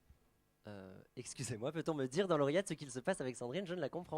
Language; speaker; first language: French; native; French